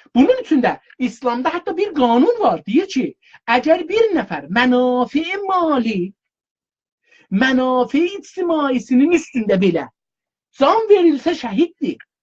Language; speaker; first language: Azerbaijani; native; Azerbaijani